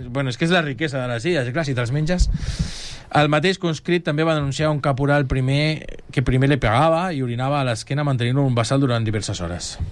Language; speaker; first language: Catalan; native; Catalan